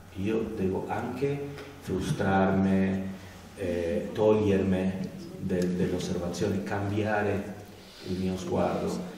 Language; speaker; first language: Italian; non-native, learner; Spanish